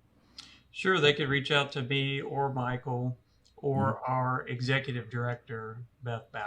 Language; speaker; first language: English; native; English